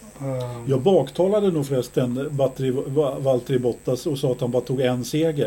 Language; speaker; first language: Swedish; native; Swedish